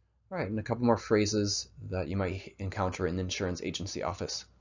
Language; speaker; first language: English; native; English